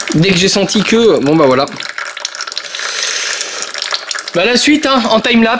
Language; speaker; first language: French; native; French